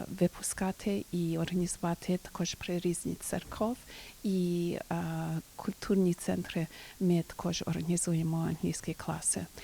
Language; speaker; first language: Ukrainian; early bilingual, heritage; Ukrainian